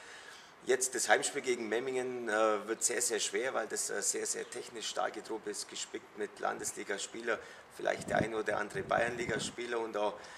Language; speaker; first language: German; native; German